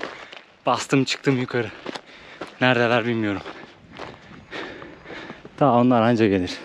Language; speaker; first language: Turkish; native; Turkish